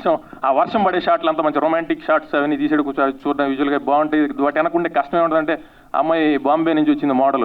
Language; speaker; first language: Telugu; native; Telugu